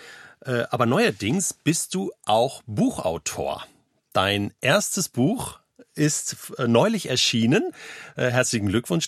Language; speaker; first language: German; native; German